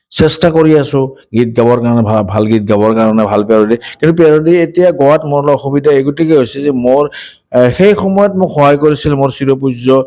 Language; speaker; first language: Assamese; native; Assamese